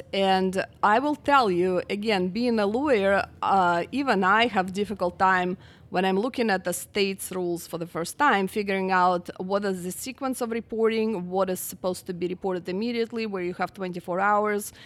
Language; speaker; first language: English; non-native, fluent; Russian